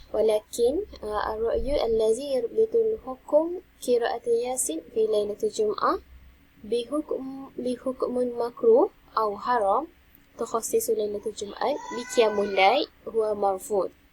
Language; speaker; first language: Arabic; non-native, learner; Malay